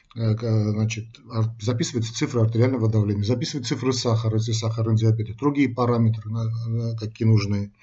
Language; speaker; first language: Russian; non-native, local second language; Armenian